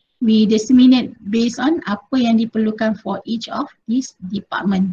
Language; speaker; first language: English; non-native, local second language; Malay